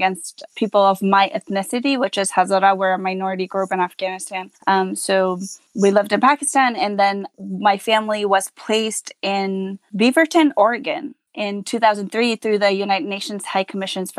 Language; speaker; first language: English; non-native, fluent; Hazaragi